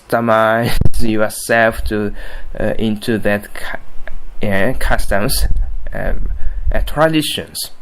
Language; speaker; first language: English; non-native, learner; Japanese